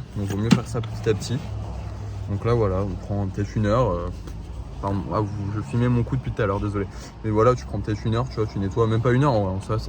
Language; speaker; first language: French; native; French